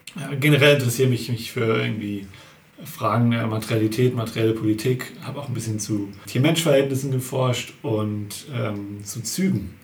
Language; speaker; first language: German; native; German